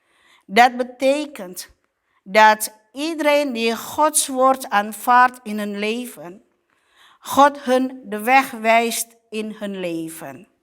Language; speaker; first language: Dutch; non-native, fluent; Indonesian